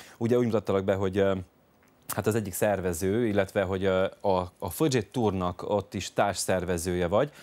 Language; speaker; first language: Hungarian; native; Hungarian